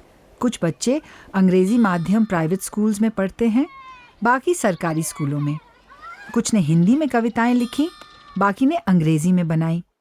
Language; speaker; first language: Hindi; native; Hindi